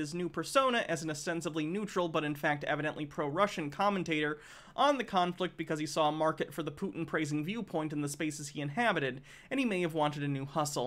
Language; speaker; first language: English; native; English